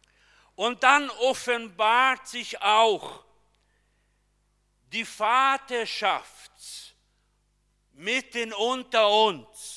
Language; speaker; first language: German; non-native, fluent; Portuguese